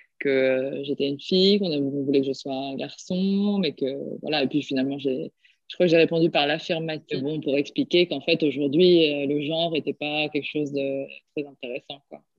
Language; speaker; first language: French; early bilingual, other home language; Korean